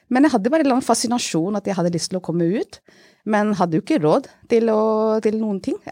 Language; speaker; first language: Norwegian; non-native, fluent; Hindi